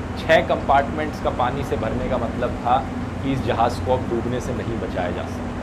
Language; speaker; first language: Hindi; native; Hindi